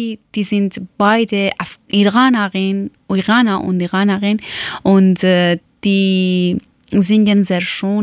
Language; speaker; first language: German; non-native, learner; Persian